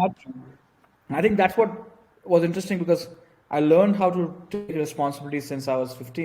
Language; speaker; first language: English; non-native, local second language; Gujarati